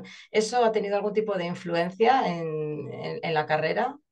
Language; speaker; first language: Spanish; native; Spanish